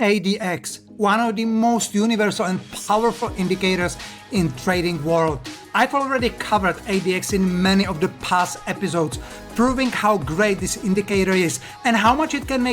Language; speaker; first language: English; non-native, fluent; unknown